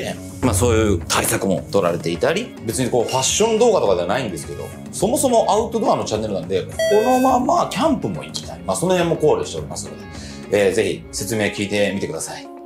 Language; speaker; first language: Japanese; native; Japanese